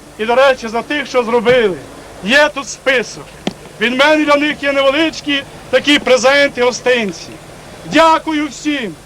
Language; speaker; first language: Ukrainian; native; Ukrainian